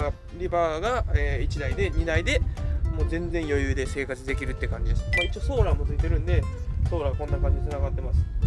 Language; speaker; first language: Japanese; native; Japanese